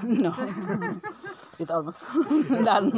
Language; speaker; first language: English; non-native, learner; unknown